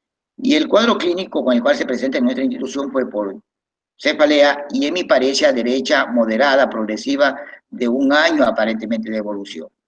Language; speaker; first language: Spanish; native; Spanish